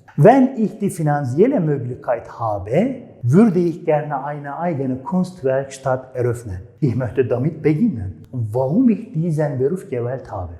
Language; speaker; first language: German; non-native, fluent; Turkish